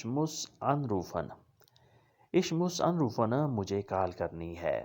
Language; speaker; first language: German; non-native, fluent; Urdu